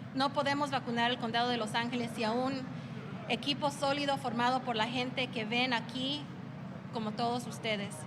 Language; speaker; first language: Spanish; early bilingual, other home language; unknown